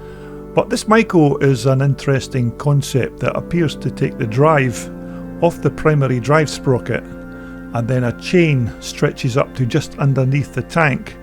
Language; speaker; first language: English; native; English